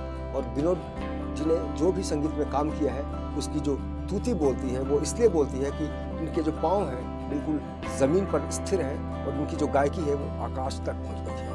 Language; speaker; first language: Hindi; native; Hindi